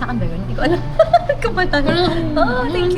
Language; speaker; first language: Filipino; native; Filipino